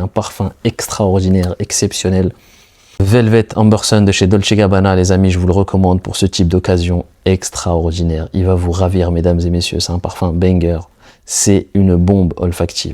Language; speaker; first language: French; native; French